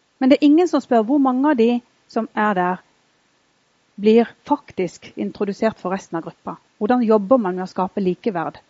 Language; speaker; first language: Norwegian; early bilingual, other home language; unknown